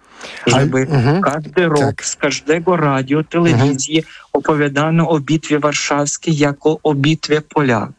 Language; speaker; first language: Polish; non-native, fluent; Ukrainian